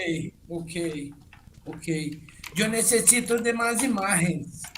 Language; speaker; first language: Spanish; non-native, learner; Portuguese